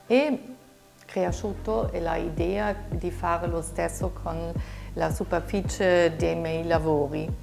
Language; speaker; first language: Italian; non-native, fluent; German